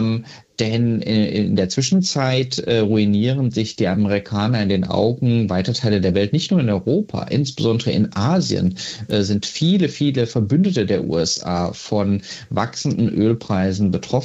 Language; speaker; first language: German; native; German